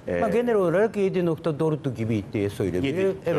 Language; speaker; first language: Turkish; non-native, learner; Japanese